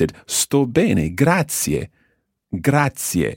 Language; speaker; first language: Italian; non-native, fluent; English